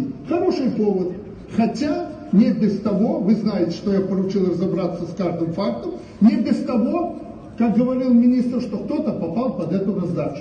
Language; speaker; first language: Russian; native; Russian